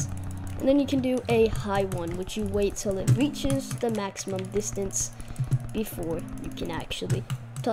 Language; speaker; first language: English; native; English